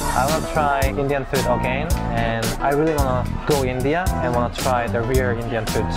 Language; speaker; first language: English; non-native, learner; Korean